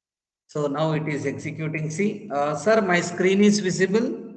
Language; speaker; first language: English; non-native, local second language; Telugu